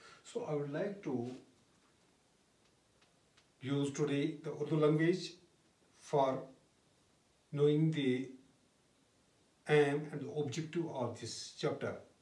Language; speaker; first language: English; non-native, local second language; Kashmiri